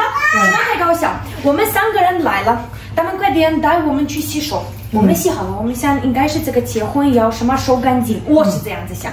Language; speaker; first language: Chinese; non-native, fluent; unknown